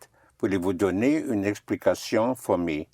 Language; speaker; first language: French; non-native, fluent; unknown